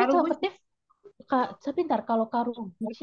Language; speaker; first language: Indonesian; native; Indonesian